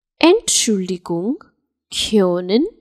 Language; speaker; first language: German; non-native, fluent; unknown